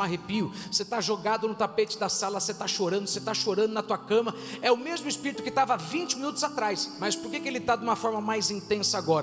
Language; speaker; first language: Portuguese; native; Portuguese